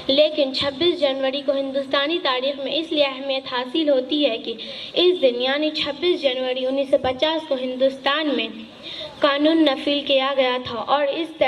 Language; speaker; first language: Hindi; native; Hindi